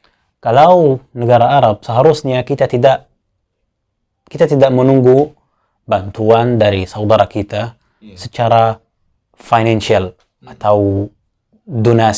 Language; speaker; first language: Indonesian; non-native, fluent; Arabic